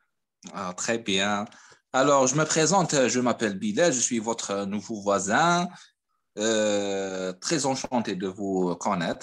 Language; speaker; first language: French; non-native, fluent; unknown